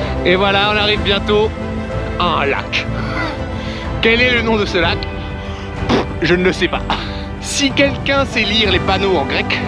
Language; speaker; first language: French; native; French